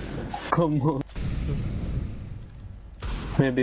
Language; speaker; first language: English; non-native, learner; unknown